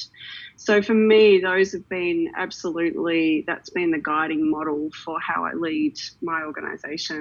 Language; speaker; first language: English; native; English